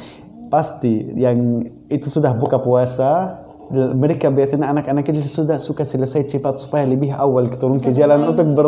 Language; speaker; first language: Indonesian; non-native, learner; Arabic